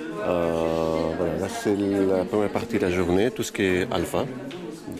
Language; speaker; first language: French; native; French